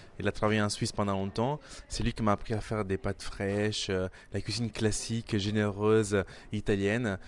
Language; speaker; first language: French; non-native, fluent; Italian